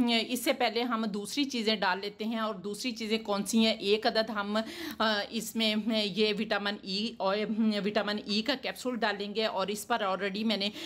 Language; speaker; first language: Hindi; native; Hindi